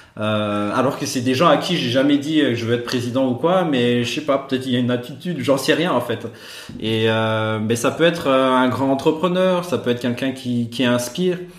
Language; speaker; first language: French; non-native, local second language; Malagasy